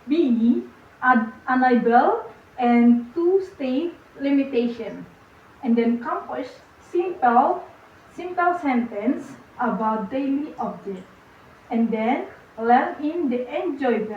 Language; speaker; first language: English; non-native, learner; Indonesian